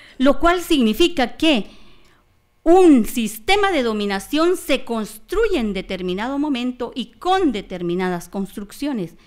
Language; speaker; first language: Spanish; non-native, local second language; Kaqchikel